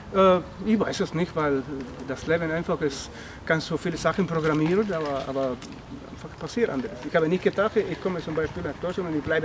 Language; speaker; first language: German; non-native, learner; Spanish